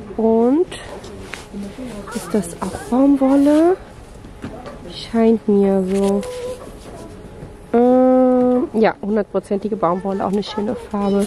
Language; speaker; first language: German; native; German